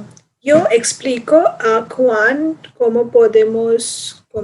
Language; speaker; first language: Spanish; non-native, learner; English